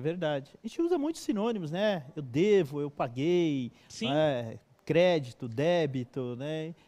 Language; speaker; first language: Portuguese; native; Portuguese